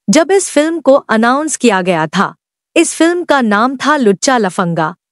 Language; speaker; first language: Hindi; native; Hindi